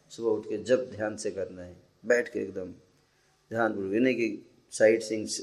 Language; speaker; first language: Hindi; native; Hindi